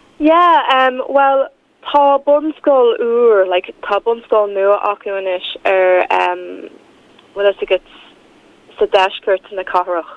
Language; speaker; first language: Irish; non-native, local second language; English